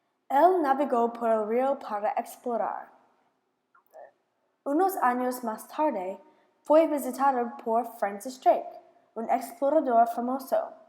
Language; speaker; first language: Spanish; non-native, learner; English